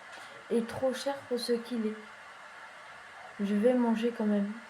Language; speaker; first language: French; native; French